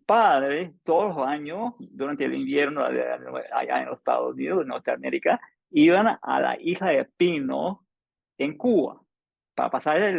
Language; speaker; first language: Spanish; non-native, fluent; English